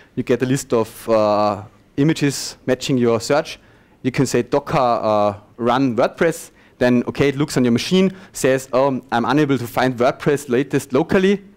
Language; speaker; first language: English; non-native, fluent; German